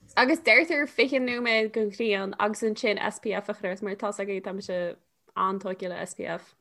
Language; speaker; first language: Irish; non-native, local second language; English